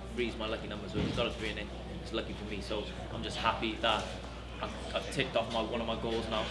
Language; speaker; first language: English; native; English